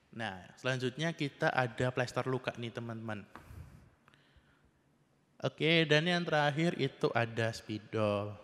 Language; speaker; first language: Indonesian; native; Indonesian